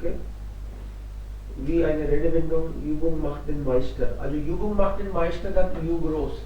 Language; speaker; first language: German; non-native, fluent; Hindi